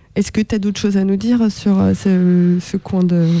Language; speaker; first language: French; native; French